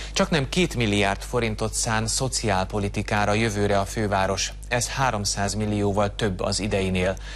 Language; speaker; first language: Hungarian; native; Hungarian